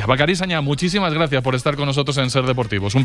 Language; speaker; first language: Spanish; native; Spanish